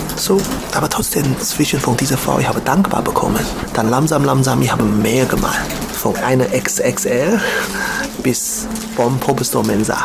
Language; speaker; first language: German; non-native, learner; Chinese